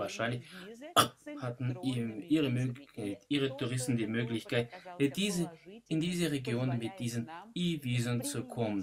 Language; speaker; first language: German; non-native, fluent; Russian